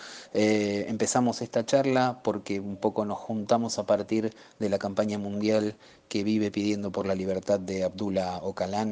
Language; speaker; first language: Spanish; native; Spanish